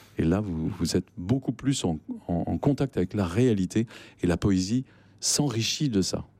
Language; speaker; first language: French; native; French